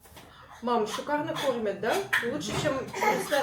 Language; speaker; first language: Russian; native; Russian